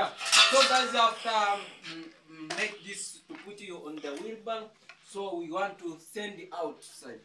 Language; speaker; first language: English; non-native, learner; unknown